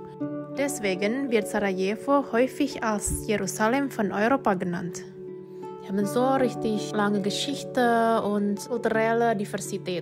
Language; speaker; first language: German; non-native, fluent; Indonesian